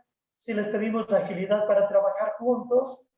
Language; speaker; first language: Spanish; native; Spanish